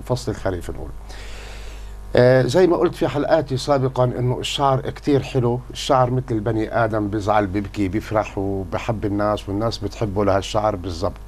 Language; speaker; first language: Arabic; native; Arabic